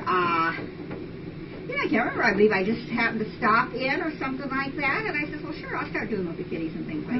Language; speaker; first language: English; native; English